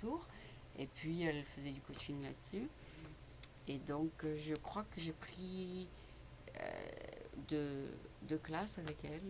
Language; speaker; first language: French; native; French